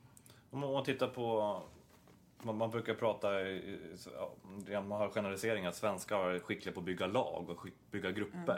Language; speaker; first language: Swedish; native; Swedish